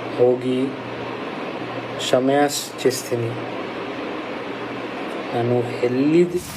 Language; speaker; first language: Kannada; non-native, local second language; Hindi